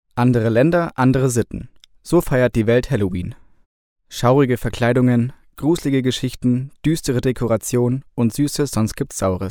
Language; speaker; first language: German; native; German